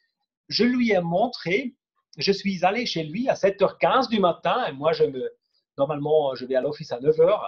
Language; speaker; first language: French; non-native, fluent; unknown